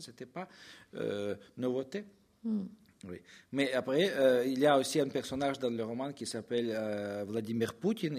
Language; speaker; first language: French; non-native, fluent; Russian